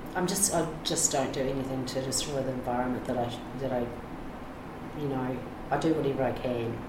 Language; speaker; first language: English; native; English